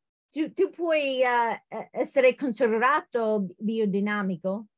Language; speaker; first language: Italian; non-native, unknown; English